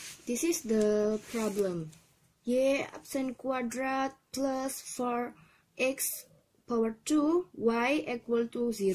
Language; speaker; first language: English; non-native, learner; Indonesian